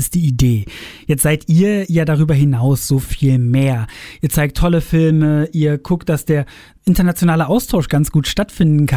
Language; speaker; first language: German; native; German